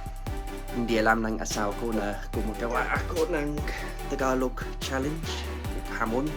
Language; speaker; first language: Filipino; non-native, learner; English